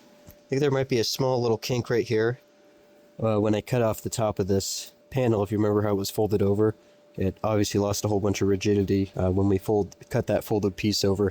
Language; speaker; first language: English; native; English